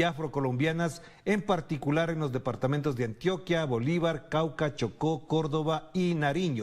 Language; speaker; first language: Spanish; native; Spanish